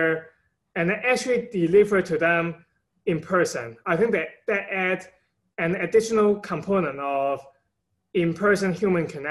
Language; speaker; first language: English; non-native, local second language; Cantonese